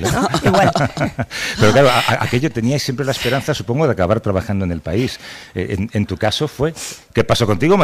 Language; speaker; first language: Spanish; native; Spanish